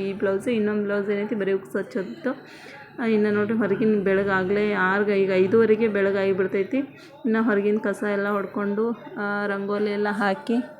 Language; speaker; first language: Kannada; native; Kannada